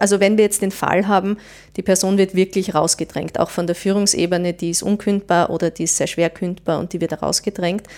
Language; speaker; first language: German; native; German